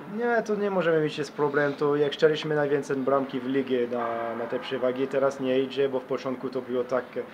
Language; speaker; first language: Polish; non-native, learner; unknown